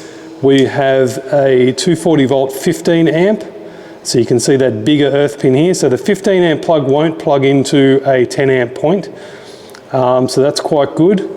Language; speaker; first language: English; native; English